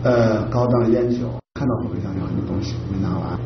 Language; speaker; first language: Chinese; native; Chinese